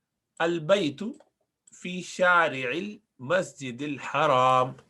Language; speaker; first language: Arabic; non-native, fluent; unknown